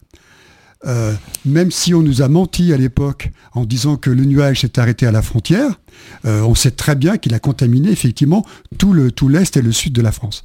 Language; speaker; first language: French; native; French